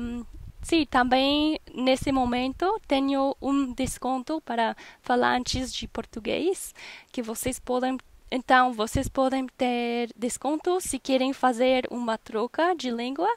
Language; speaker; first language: Portuguese; non-native, learner; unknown